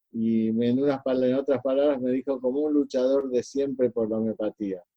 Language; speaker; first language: Spanish; native; Spanish